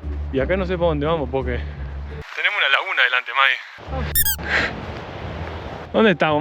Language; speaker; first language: Spanish; native; Spanish